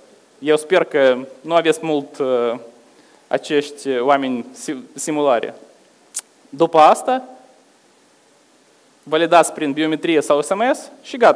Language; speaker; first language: Romanian; non-native, local second language; Russian